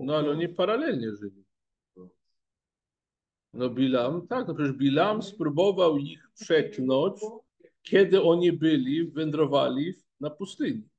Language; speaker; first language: Polish; non-native, fluent; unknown